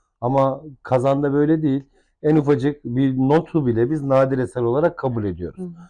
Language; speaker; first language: Turkish; native; Turkish